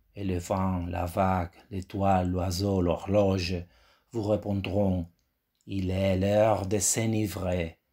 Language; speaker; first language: French; non-native, fluent; Spanish